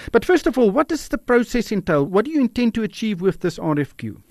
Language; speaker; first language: English; non-native, local second language; Afrikaans